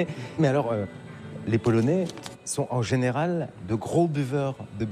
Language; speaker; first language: French; native; French